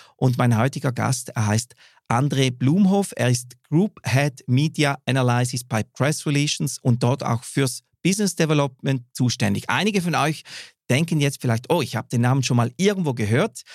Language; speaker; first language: German; native; German